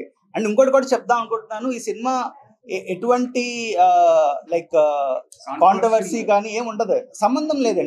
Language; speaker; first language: Telugu; native; Telugu